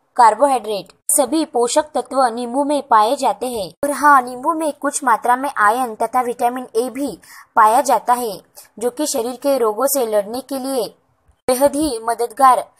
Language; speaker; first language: Hindi; non-native, local second language; Marathi